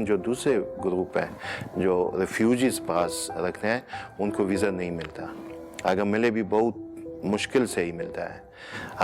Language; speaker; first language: Hindi; non-native, fluent; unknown